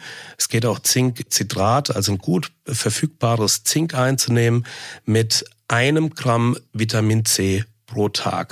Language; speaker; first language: German; native; German